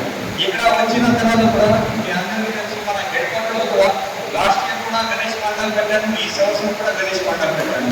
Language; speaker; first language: Telugu; non-native, fluent; Marathi